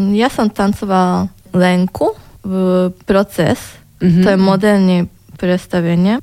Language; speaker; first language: Slovak; non-native, learner; Japanese